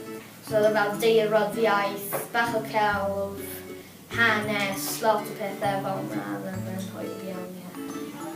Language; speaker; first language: Welsh; non-native, local second language; English